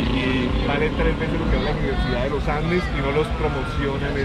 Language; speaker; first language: Spanish; native; Spanish